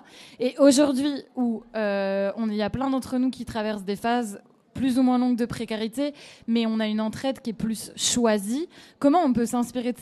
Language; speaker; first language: French; native; French